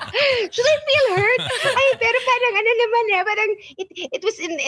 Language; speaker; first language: English; non-native, local second language; Filipino